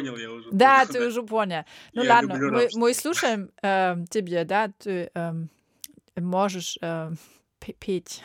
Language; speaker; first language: Russian; non-native, learner; German